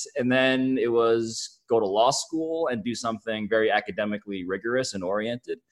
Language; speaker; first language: English; early bilingual, other home language; Filipino